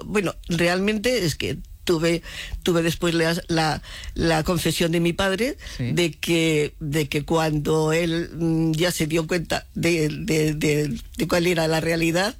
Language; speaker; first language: Spanish; native; Spanish